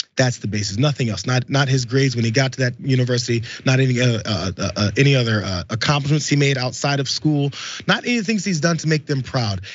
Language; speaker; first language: English; native; English